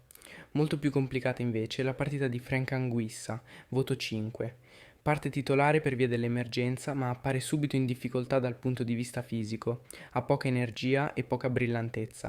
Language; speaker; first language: Italian; native; Italian